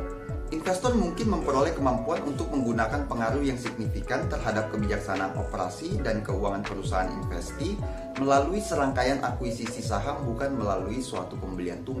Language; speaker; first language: Indonesian; native; Indonesian